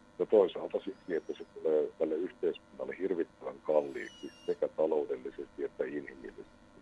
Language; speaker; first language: Finnish; native; Finnish